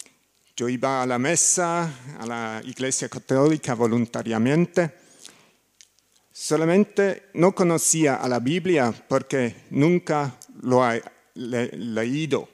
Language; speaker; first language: Spanish; non-native, learner; German